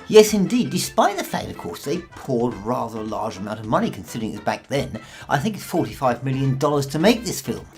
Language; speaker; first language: English; native; English